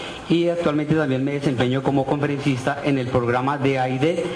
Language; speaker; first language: Spanish; native; Spanish